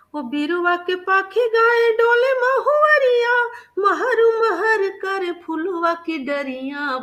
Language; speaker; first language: Hindi; native; Hindi